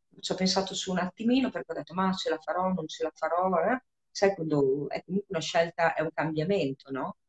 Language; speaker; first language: Italian; native; Italian